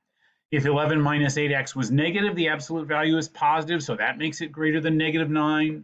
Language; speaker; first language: English; native; English